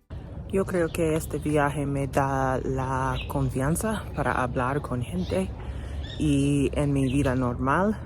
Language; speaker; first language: Spanish; non-native, learner; English